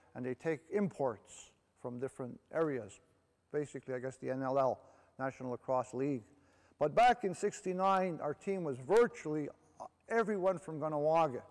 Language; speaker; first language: English; native; English